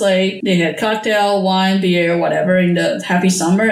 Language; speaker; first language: English; non-native, fluent; Chinese